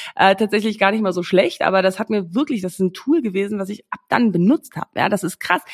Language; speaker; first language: German; non-native, fluent; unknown